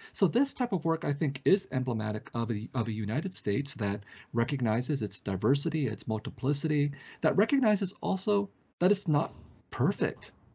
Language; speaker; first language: English; early bilingual, other home language; Vietnamese